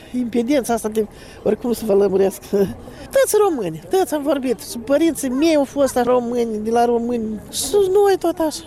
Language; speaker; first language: Romanian; native; Romanian